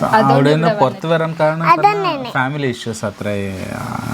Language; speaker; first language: Malayalam; early bilingual, heritage; Malayalam